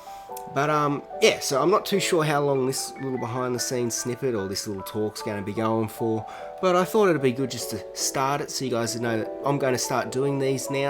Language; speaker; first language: English; native; English